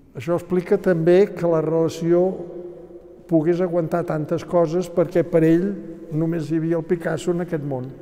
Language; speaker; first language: Catalan; native; Catalan